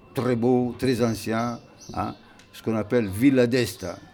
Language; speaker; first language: French; non-native, local second language; Arabic